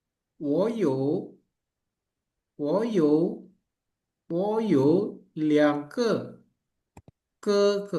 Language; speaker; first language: Chinese; non-native, learner; Indonesian